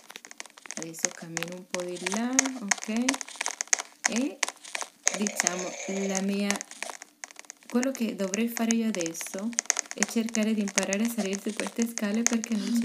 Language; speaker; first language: Italian; non-native, fluent; Spanish